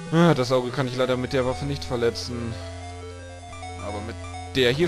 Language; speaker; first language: German; native; German